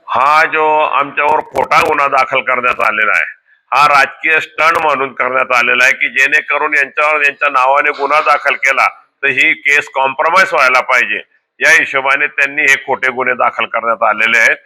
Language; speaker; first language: Marathi; native; Marathi